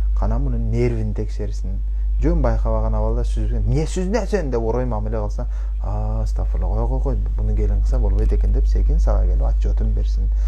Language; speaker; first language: Kyrgyz; early bilingual, heritage; Kyrgyz